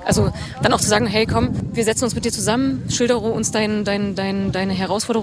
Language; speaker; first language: German; native; German